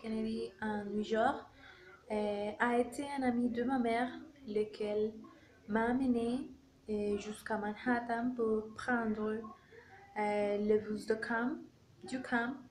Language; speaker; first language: French; non-native, learner; Spanish